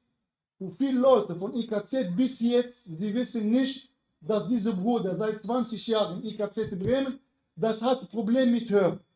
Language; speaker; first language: German; non-native, learner; Arabic